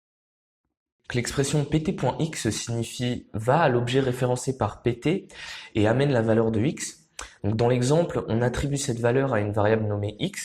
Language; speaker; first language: French; native; French